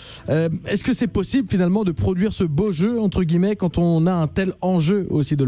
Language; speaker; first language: French; native; French